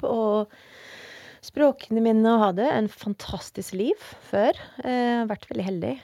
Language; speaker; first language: Norwegian; non-native, fluent; Dutch